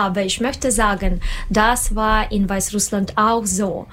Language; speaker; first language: German; non-native, learner; Russian